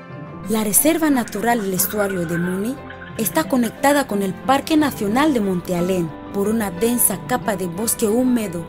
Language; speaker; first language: Spanish; native; Spanish